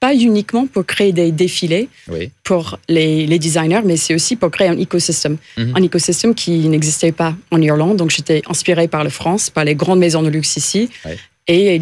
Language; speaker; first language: French; non-native, fluent; English